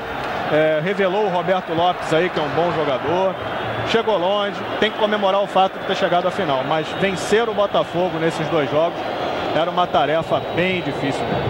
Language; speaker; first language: Portuguese; native; Portuguese